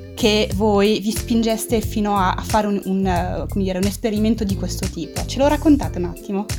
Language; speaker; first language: Italian; non-native, fluent; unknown